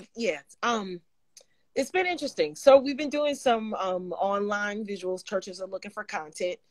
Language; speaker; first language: English; native; English